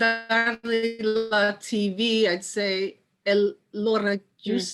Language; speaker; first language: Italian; non-native, learner; English